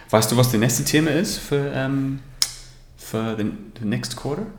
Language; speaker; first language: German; non-native, learner; English